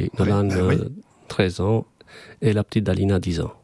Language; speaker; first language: French; non-native, fluent; Albanian